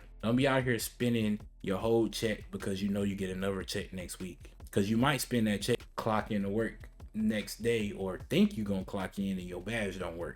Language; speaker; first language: English; native; English